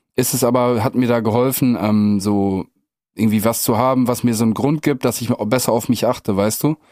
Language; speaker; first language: German; native; German